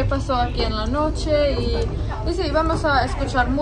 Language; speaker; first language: Spanish; non-native, learner; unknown